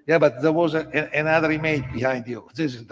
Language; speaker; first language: English; non-native, learner; Italian